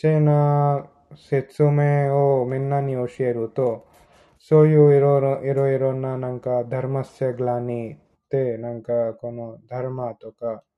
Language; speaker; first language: Japanese; non-native, learner; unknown